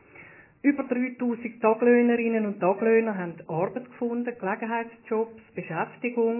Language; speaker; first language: German; native; German